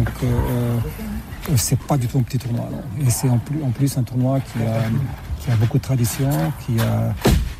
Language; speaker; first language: French; non-native, fluent; Portuguese